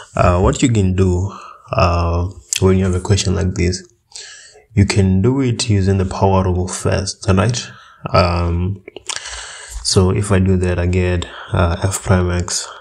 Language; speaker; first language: English; native; English